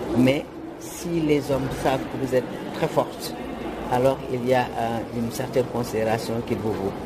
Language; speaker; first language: French; non-native, local second language; Wolof